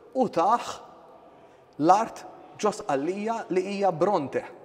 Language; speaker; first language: Maltese; native; Maltese